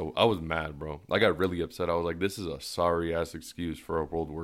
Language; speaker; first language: English; early bilingual, other home language; Spanish